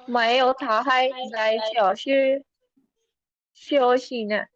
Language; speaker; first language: Chinese; non-native, learner; Urdu